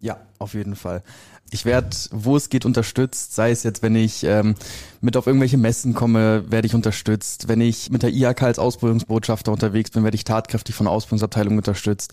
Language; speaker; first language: German; native; German